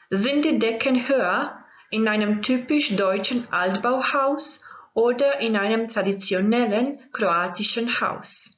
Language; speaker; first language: German; non-native, fluent; Croatian